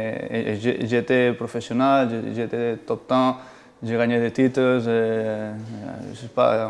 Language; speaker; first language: French; non-native, fluent; Spanish